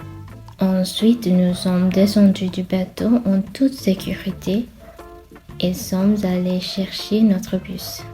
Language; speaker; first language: French; non-native, fluent; Sinhala